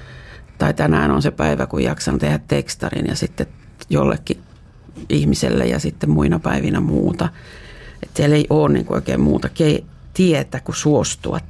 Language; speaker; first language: Finnish; native; Finnish